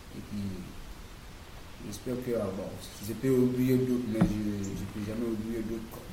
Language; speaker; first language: French; non-native, learner; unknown